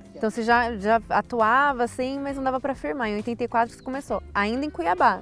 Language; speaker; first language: Portuguese; native; Portuguese